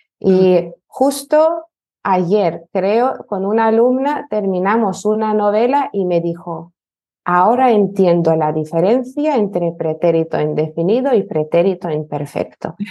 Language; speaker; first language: Spanish; non-native, fluent; Lithuanian